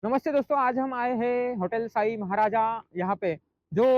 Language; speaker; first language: Hindi; non-native, local second language; Marathi